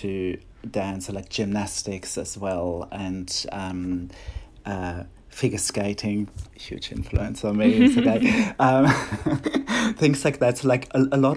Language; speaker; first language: English; non-native, fluent; German